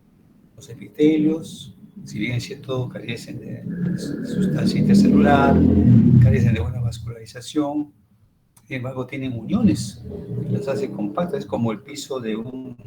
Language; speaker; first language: Spanish; native; Spanish